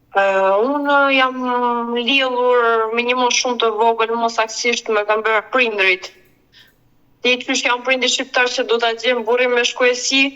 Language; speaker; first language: Albanian; early bilingual, heritage; Albanian